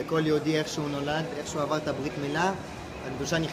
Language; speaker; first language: Hebrew; native; Hebrew